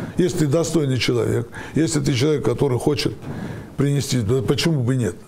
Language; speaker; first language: Russian; non-native, local second language; Armenian